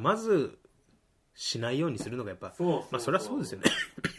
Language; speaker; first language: Japanese; native; Japanese